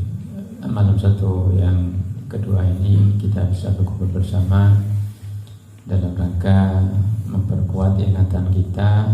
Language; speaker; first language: Indonesian; native; Indonesian